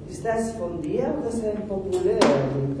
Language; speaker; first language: German; non-native, learner; Spanish